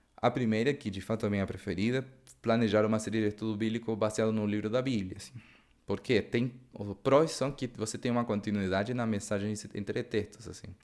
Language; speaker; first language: Portuguese; non-native, fluent; Spanish